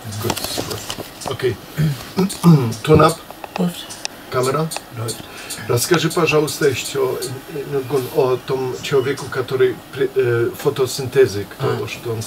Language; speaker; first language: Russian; non-native, learner; German